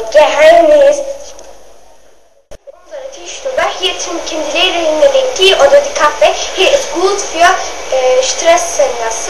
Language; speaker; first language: German; non-native, learner; Turkish